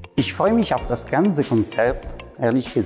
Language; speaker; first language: German; non-native, fluent; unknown